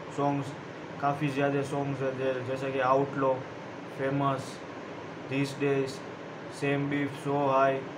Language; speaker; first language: Hindi; non-native, local second language; Gujarati